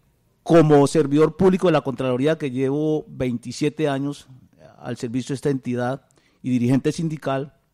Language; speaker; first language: Spanish; native; Spanish